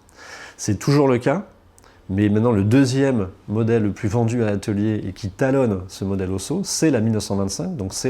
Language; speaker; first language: French; native; French